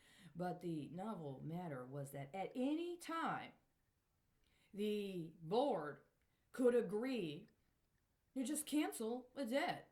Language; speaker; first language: English; native; English